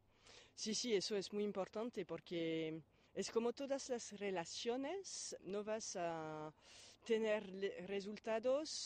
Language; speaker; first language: Spanish; non-native, fluent; French